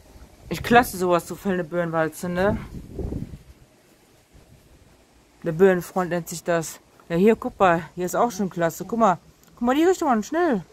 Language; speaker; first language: German; native; German